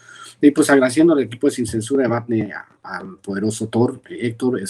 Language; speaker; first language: Spanish; native; Spanish